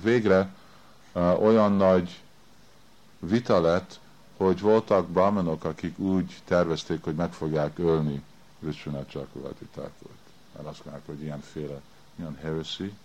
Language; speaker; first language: Hungarian; early bilingual, heritage; Hungarian